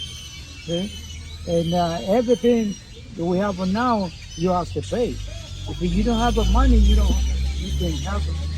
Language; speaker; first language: English; non-native, learner; Spanish